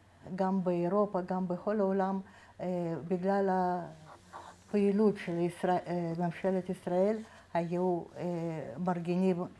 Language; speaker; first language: Hebrew; non-native, fluent; Russian